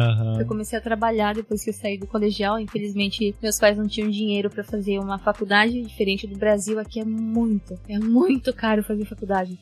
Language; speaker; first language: Portuguese; early bilingual, heritage; Japanese